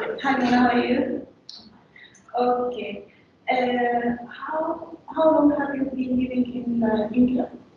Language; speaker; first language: English; non-native, learner; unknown